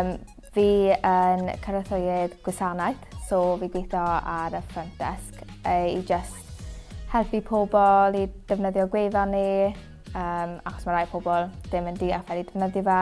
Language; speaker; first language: Welsh; native; Welsh